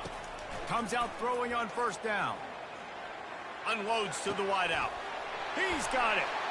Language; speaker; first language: English; native; English